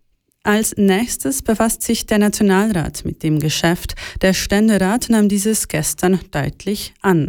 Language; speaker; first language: German; native; German